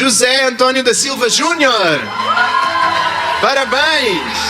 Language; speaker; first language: Portuguese; native; Portuguese